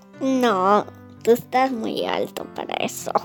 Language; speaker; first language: Spanish; early bilingual, heritage; Spanish